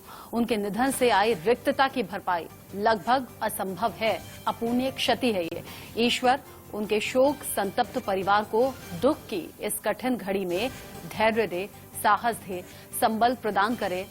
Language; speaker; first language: Hindi; native; Hindi